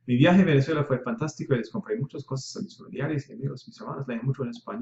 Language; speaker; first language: Spanish; non-native, fluent; English